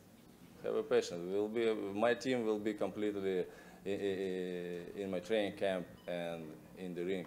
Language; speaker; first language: English; non-native, learner; Russian